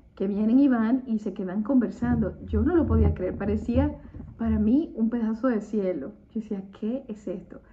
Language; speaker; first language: Spanish; native; Spanish